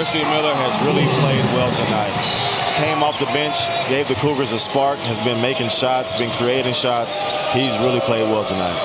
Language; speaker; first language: English; native; English